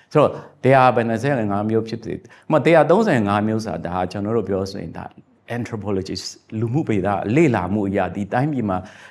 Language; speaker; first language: Burmese; non-native, local second language; Shan